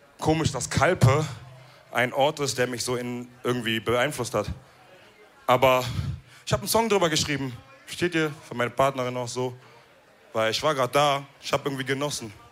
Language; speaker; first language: German; early bilingual, other home language; Wolof